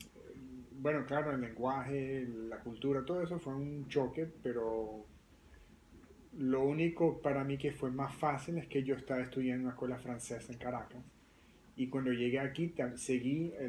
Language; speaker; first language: Spanish; early bilingual, other home language; French